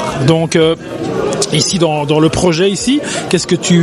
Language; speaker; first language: French; native; French